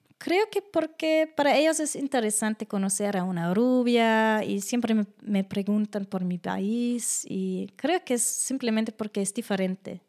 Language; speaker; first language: Spanish; non-native, fluent; German